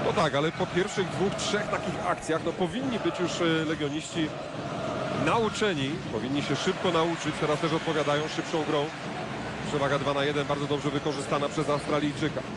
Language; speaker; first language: Polish; native; Polish